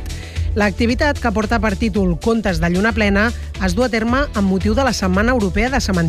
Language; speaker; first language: Catalan; native; Catalan